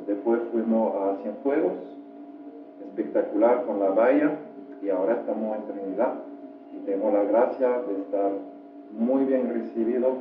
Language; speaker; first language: Spanish; non-native, fluent; French